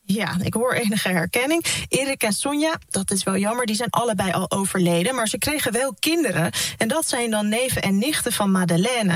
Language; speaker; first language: Dutch; native; Dutch